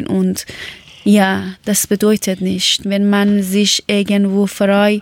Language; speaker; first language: German; non-native, learner; Persian